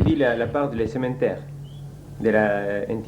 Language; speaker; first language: French; non-native, learner; Spanish